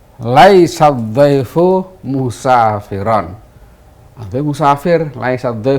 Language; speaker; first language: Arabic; non-native, fluent; Indonesian